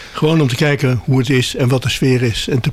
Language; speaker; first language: Dutch; native; Dutch